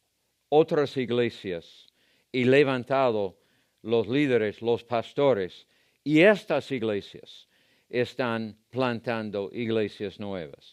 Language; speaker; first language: Spanish; non-native, fluent; English